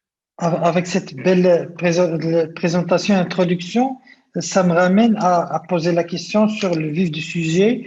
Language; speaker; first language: French; non-native, local second language; Arabic